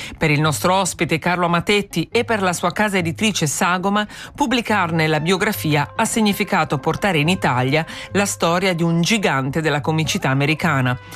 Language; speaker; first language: Italian; native; Italian